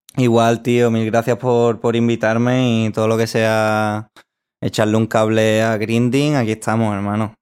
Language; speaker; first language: Spanish; native; Spanish